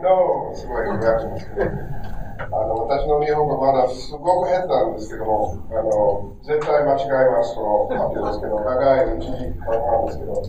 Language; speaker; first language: Japanese; non-native, learner; English